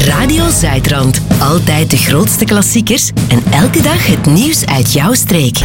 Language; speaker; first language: Dutch; native; Dutch